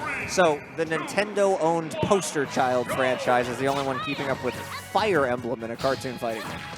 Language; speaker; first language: English; native; English